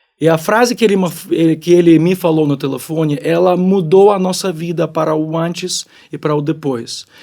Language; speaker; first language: Portuguese; non-native, fluent; Ukrainian